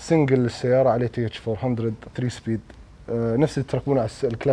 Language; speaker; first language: Arabic; native; Arabic